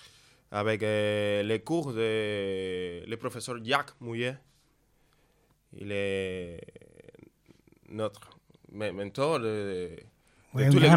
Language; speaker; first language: French; non-native, learner; Spanish